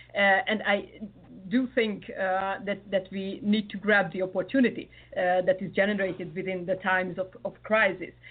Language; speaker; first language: English; non-native, fluent; Hungarian